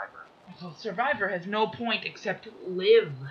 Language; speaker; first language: English; native; English